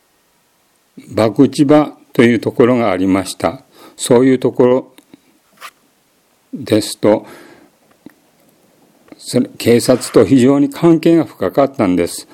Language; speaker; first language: Japanese; native; Japanese